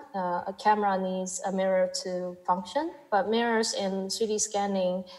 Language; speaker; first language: English; non-native, fluent; Chinese